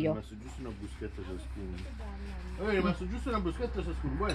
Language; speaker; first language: Italian; native; Italian